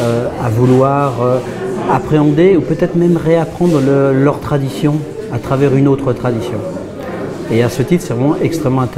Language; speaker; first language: French; native; French